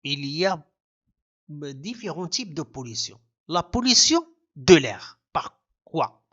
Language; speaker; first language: French; non-native, local second language; Arabic